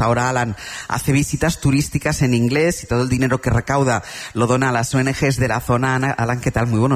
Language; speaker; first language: Spanish; native; Spanish